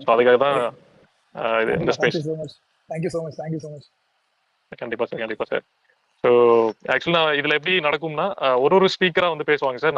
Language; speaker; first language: Tamil; native; Tamil